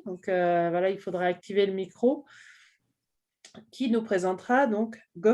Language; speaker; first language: French; native; French